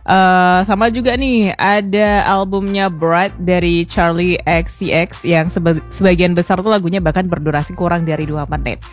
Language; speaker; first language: Indonesian; native; Indonesian